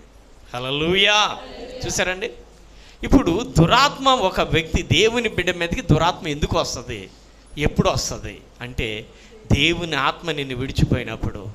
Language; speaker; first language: Telugu; native; Telugu